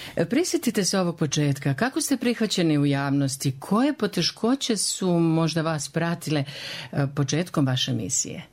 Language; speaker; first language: Serbian; native; Serbian